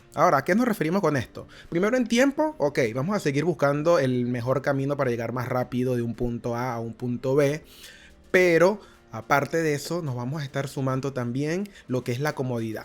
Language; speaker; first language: Spanish; native; Spanish